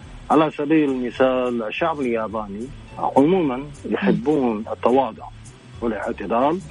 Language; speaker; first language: Arabic; non-native, fluent; Japanese